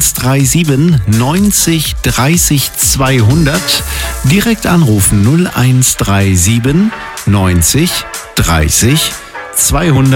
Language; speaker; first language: German; native; German